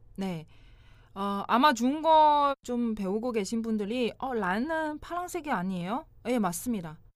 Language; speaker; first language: Korean; non-native, fluent; Chinese